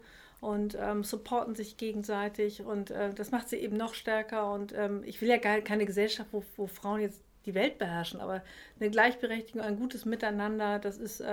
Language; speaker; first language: German; native; German